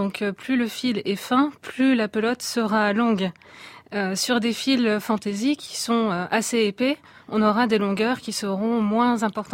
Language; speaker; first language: French; native; French